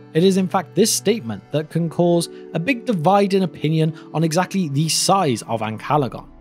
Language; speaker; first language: English; native; English